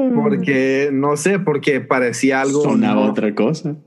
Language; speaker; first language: Spanish; early bilingual, heritage; Spanish